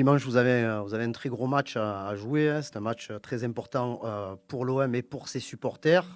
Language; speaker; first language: French; native; French